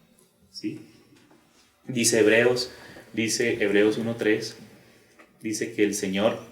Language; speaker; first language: Spanish; native; Spanish